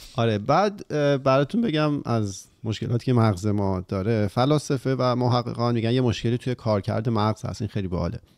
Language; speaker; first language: Persian; native; Persian